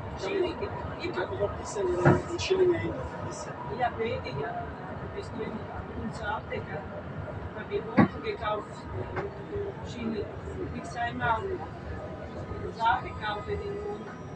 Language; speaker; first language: German; non-native, learner; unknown